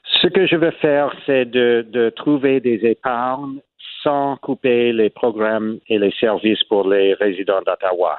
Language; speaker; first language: French; non-native, learner; English